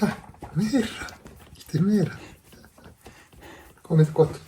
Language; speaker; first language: Icelandic; non-native, learner; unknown